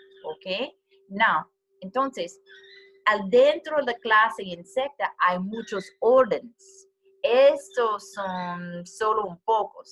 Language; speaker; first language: Spanish; non-native, learner; English